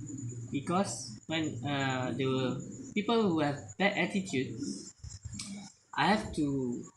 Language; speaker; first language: English; non-native, learner; Malay